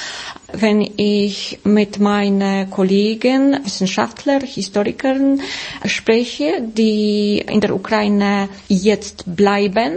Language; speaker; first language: German; non-native, fluent; Polish